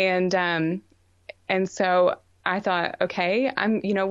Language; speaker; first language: English; native; English